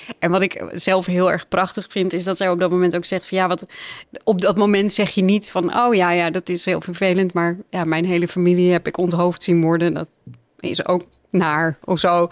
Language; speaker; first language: Dutch; native; Dutch